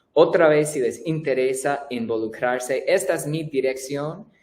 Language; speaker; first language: Spanish; non-native, fluent; English